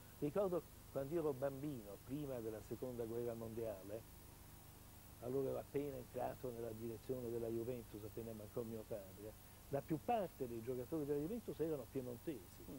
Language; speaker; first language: Italian; native; Italian